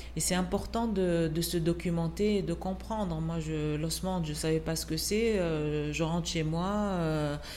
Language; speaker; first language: French; non-native, local second language; Arabic